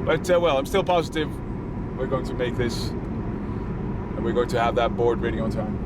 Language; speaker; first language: English; non-native, fluent; Dutch